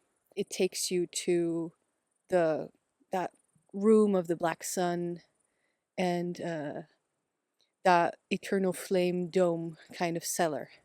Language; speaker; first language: English; non-native, fluent; Dutch